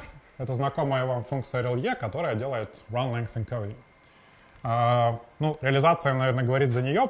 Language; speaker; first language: Russian; native; Russian